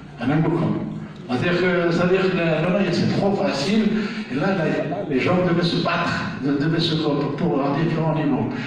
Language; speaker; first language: French; native; French